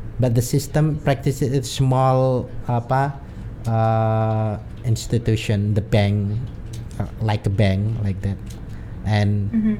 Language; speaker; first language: English; non-native, learner; Indonesian